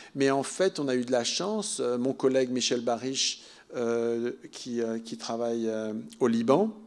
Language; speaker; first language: French; native; French